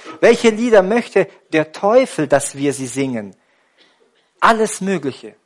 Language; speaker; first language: German; native; German